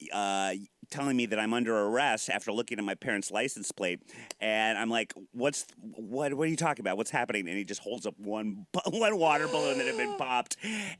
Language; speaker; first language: English; native; English